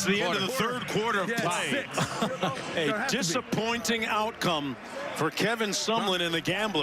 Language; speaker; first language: English; native; English